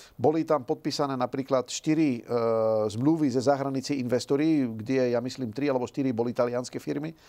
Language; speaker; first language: Slovak; non-native, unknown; Dutch